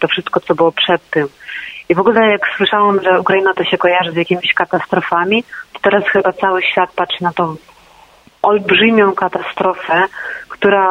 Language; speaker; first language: Polish; non-native, fluent; Ukrainian